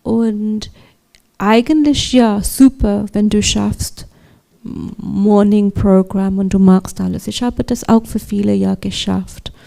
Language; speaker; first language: German; non-native, learner; English